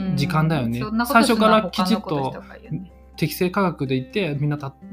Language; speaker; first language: Japanese; non-native, fluent; Chinese